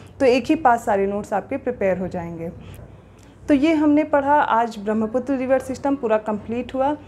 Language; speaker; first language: Hindi; native; Hindi